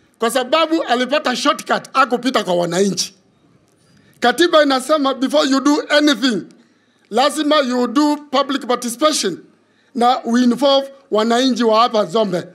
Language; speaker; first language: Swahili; non-native, local second language; Kamba